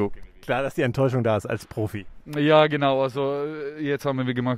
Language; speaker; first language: German; native; German